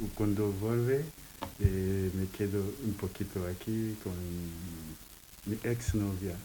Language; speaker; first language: Spanish; non-native, learner; Haitian Creole